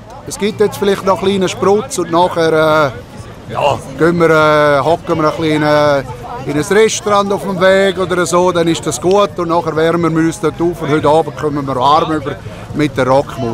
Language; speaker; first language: German; native; German